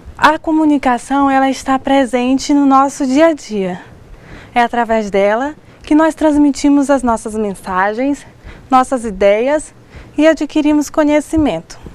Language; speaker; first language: Portuguese; native; Portuguese